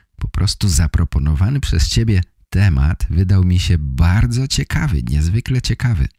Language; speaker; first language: Polish; native; Polish